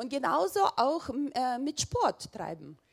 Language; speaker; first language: German; non-native, learner; Russian